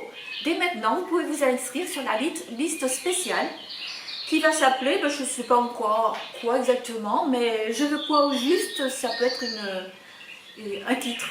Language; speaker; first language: French; native; French